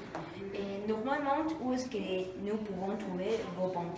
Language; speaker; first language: French; non-native, learner; Spanish